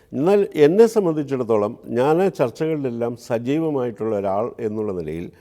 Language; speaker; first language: Malayalam; native; Malayalam